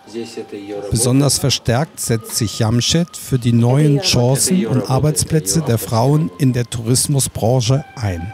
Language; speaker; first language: German; native; German